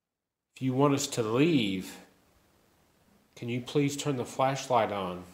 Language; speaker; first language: English; native; English